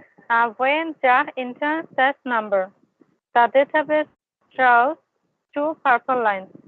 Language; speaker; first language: English; non-native, local second language; Bangla